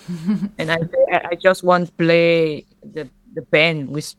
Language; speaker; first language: English; non-native, learner; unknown